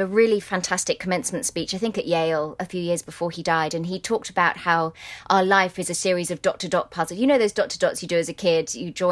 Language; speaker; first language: English; native; English